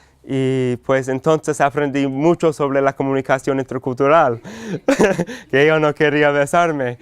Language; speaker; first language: Spanish; non-native, fluent; English